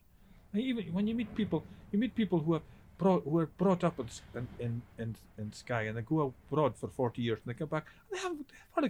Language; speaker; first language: English; native; English